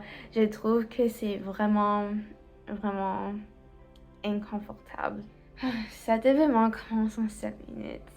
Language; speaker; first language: French; non-native, learner; English